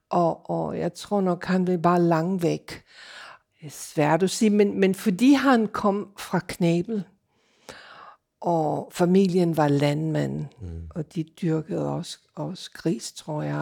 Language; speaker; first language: Danish; non-native, fluent; English